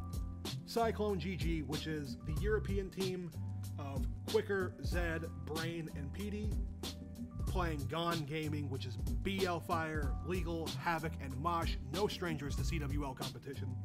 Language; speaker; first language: English; native; English